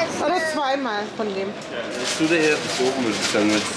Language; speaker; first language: German; early bilingual, other home language; Turkish